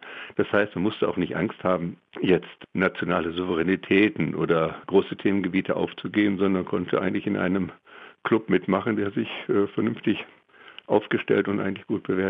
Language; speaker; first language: German; native; German